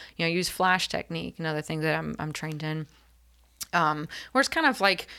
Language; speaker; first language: English; native; English